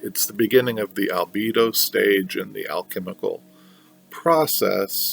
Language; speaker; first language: English; native; English